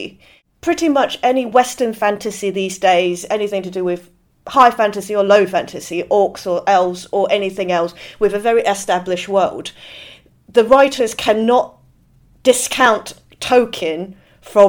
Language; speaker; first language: English; non-native, local second language; Cantonese